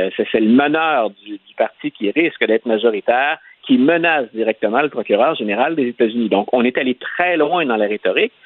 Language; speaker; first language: French; native; French